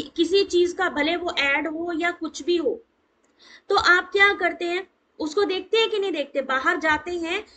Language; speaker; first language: Hindi; native; Hindi